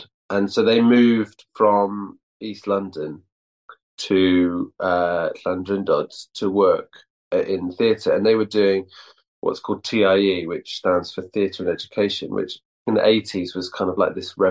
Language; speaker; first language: English; native; English